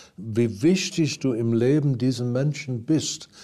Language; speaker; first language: German; non-native, fluent; English